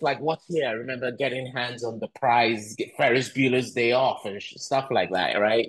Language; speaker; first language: English; non-native, local second language; Igbo